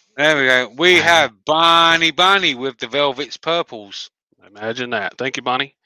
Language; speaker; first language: English; native; English